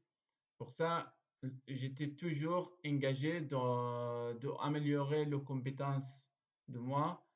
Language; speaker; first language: French; non-native, learner; Arabic